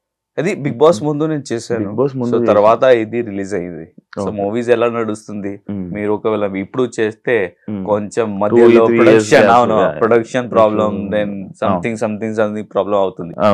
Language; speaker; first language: Telugu; non-native, learner; Hindi